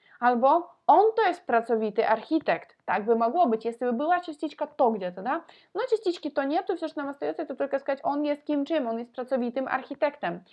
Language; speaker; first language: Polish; non-native, fluent; Russian